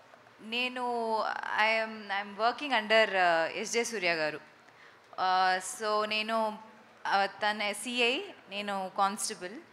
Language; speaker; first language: Telugu; non-native, local second language; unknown